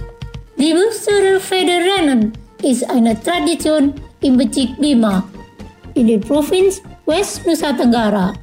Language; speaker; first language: German; non-native, fluent; Indonesian